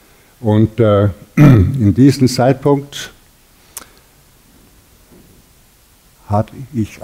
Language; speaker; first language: German; non-native, learner; Danish